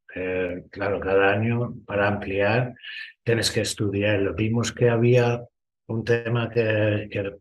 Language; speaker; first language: Spanish; non-native, fluent; English